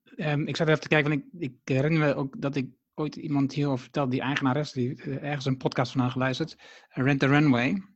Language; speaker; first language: Dutch; native; Dutch